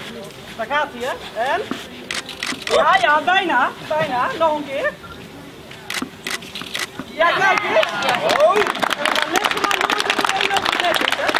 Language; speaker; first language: Dutch; native; Dutch